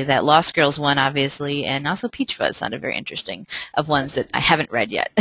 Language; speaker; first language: English; native; English